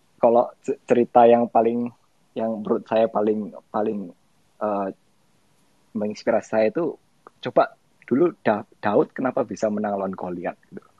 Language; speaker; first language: Indonesian; native; Indonesian